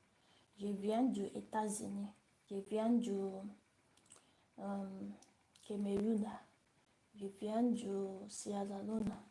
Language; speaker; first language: French; non-native, learner; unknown